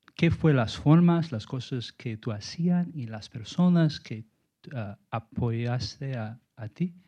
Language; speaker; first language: Spanish; non-native, learner; English